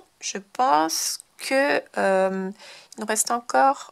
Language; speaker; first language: French; non-native, fluent; Spanish